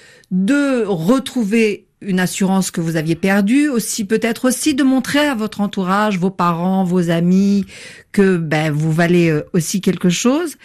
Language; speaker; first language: French; native; French